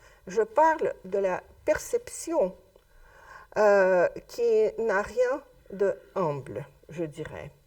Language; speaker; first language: French; non-native, fluent; Russian